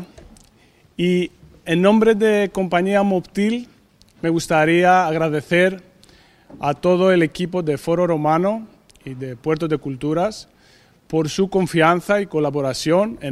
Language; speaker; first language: Spanish; non-native, fluent; Greek